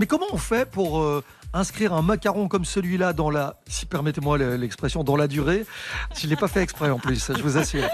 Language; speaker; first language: French; native; French